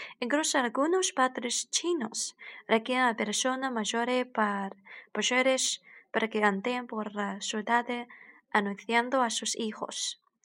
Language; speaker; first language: Spanish; non-native, learner; Chinese